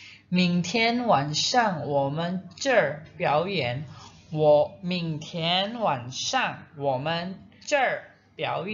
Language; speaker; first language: Chinese; non-native, fluent; Indonesian